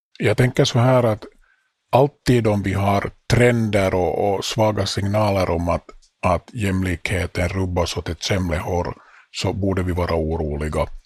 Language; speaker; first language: Swedish; native; Swedish